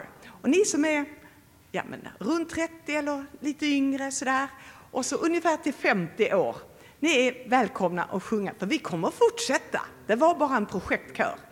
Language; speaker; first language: Swedish; native; Swedish